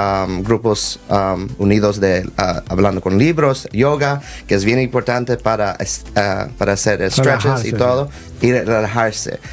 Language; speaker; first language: Spanish; early bilingual, heritage; Spanish